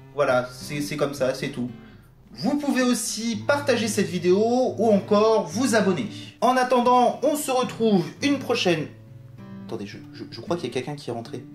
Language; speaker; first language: French; native; French